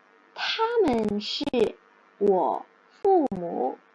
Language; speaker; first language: Chinese; non-native, fluent; Indonesian